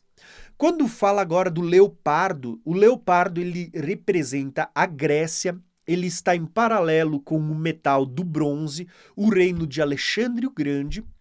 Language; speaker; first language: Portuguese; native; Portuguese